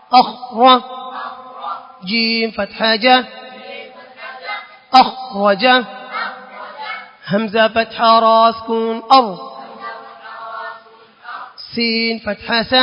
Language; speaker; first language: Arabic; non-native, learner; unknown